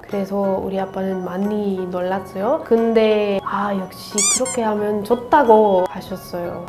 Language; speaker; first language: Korean; non-native, learner; Spanish